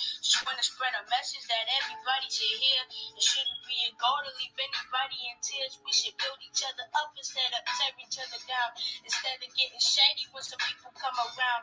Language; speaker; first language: English; native; English